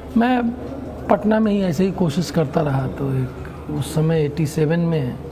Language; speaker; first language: Hindi; non-native, local second language; Bhojpuri